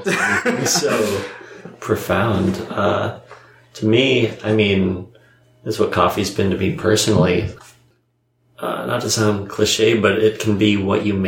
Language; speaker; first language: English; native; English